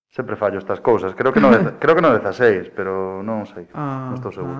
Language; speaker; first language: Galician; native; Galician